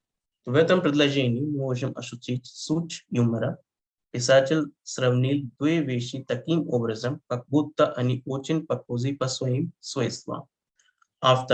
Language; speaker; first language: Russian; non-native, fluent; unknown